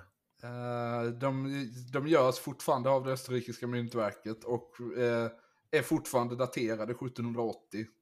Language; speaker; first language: Swedish; native; Swedish